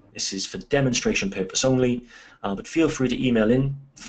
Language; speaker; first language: English; native; English